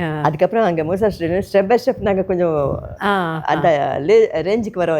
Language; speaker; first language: Tamil; non-native, local second language; Telugu